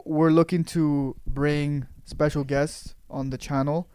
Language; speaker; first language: Punjabi; early bilingual, heritage; Punjabi